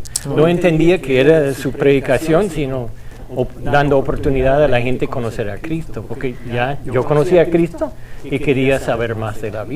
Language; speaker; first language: Spanish; non-native, fluent; English